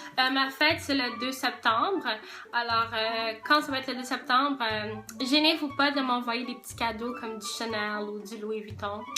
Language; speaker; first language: French; native; French